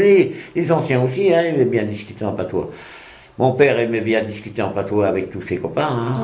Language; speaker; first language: French; native; French